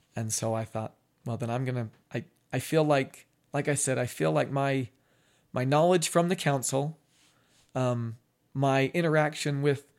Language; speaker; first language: English; native; English